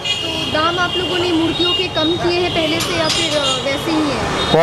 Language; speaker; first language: Hindi; native; Hindi